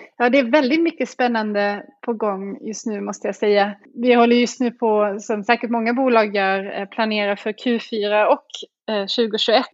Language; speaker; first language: Swedish; native; Swedish